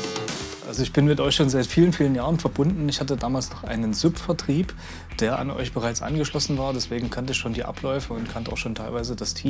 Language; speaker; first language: German; native; German